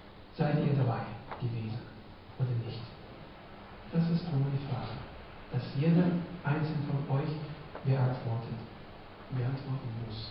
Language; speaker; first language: German; non-native, fluent; Russian